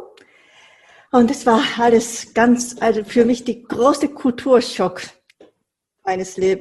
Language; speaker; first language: German; non-native, fluent; Japanese